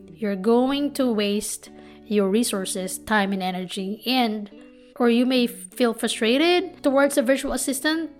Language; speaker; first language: English; non-native, local second language; Filipino